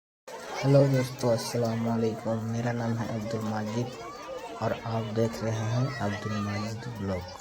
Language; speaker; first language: Hindi; non-native, local second language; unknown